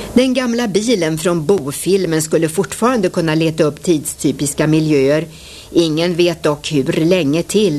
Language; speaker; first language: Swedish; native; Swedish